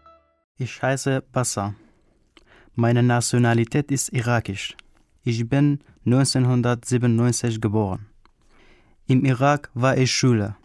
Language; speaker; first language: German; non-native, learner; Arabic